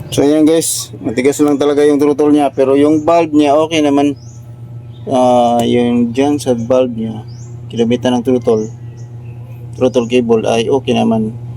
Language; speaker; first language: Filipino; non-native, local second language; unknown